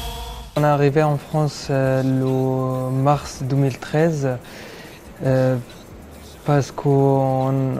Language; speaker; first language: French; non-native, learner; Arabic